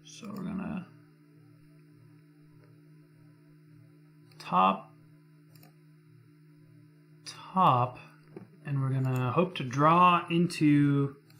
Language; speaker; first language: English; native; English